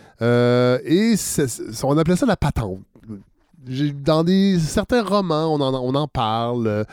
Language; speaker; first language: French; native; French